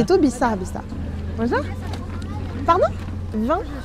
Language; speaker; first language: Indonesian; non-native, learner; Arabic